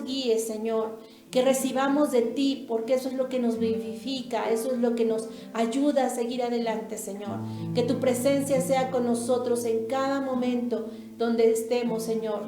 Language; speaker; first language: Spanish; native; Spanish